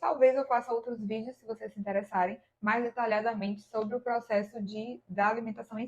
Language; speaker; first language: Portuguese; native; Portuguese